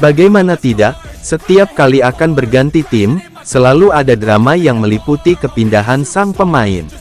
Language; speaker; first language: Indonesian; native; Indonesian